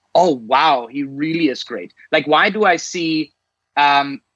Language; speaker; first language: English; non-native, fluent; German